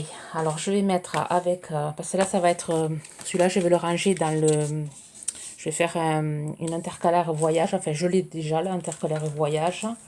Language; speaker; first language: French; native; French